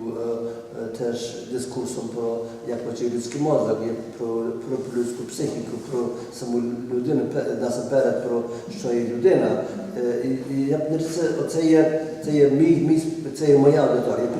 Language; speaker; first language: Ukrainian; early bilingual, heritage; Ukrainian